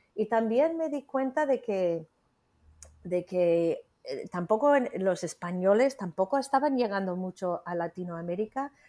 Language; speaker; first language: Spanish; non-native, fluent; English